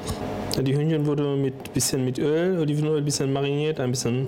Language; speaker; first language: German; non-native, fluent; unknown